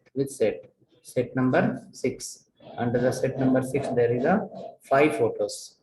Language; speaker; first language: English; non-native, local second language; Telugu